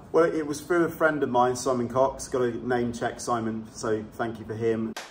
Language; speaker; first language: English; native; English